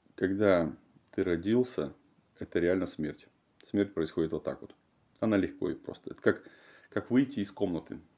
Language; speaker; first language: Russian; native; Russian